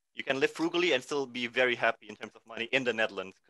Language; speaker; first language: English; non-native, fluent; Indonesian